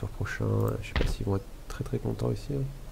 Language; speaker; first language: French; native; French